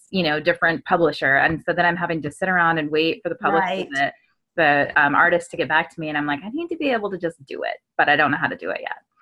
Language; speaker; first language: English; native; English